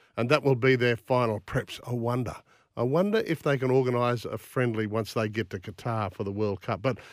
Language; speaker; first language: English; native; English